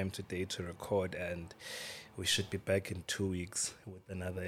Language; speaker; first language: English; non-native, local second language; Swati